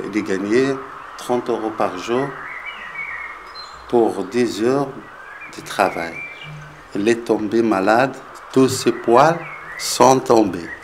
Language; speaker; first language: French; non-native, learner; Arabic